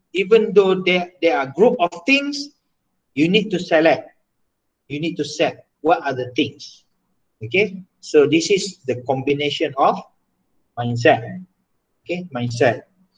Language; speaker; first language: English; non-native, local second language; Malay